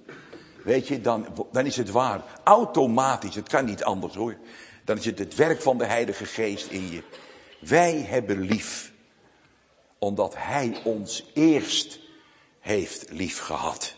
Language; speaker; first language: Dutch; native; Dutch